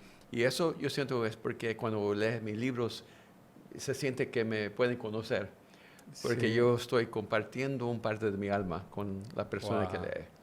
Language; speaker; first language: Spanish; early bilingual, heritage; English